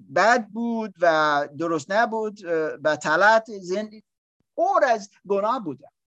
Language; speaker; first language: Persian; non-native, learner; English